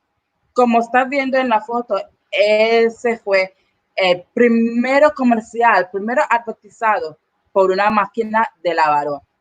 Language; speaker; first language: Spanish; non-native, learner; English